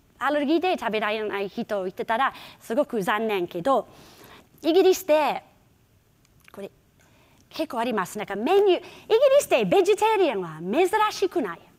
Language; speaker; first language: Japanese; non-native, fluent; English